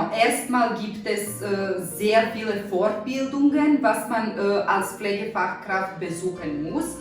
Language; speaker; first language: German; non-native, fluent; Serbian